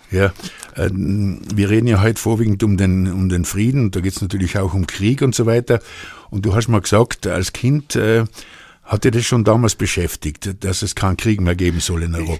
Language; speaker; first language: German; native; German